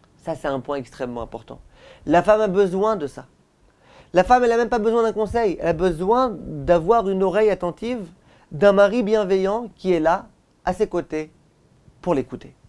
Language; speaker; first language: French; native; French